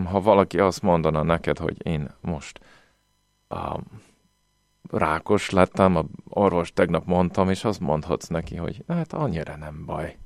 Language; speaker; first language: Hungarian; non-native, fluent; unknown